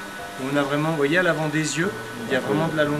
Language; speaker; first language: French; native; French